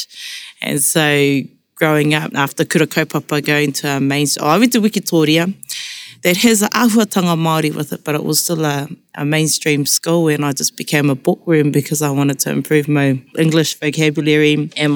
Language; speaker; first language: English; non-native, local second language; Māori